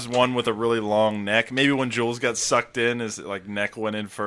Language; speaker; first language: English; native; English